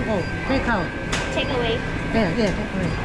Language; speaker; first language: Korean; native; Korean